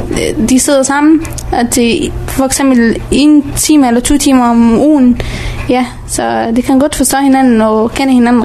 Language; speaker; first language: Danish; early bilingual, other home language; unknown